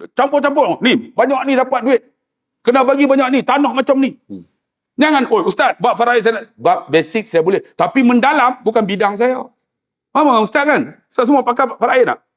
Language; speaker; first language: Malay; native; Malay